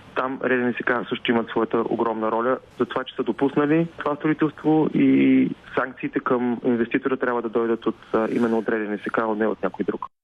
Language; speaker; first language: Bulgarian; native; Bulgarian